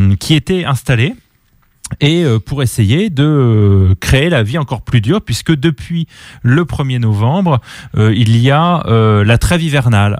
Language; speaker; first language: French; native; French